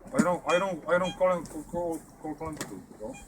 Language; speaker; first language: Czech; native; Czech